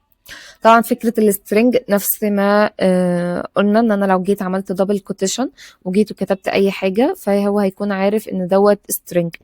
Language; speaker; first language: Arabic; native; Arabic